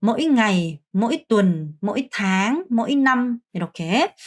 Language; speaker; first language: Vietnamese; non-native, fluent; Korean